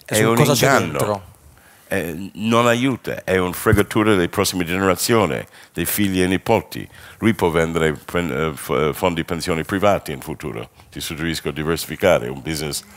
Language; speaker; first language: Italian; non-native, fluent; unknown